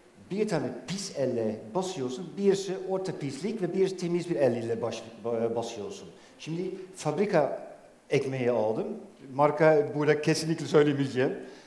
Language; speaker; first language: Turkish; non-native, fluent; Dutch